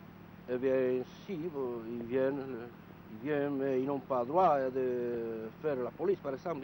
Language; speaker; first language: French; non-native, local second language; Basque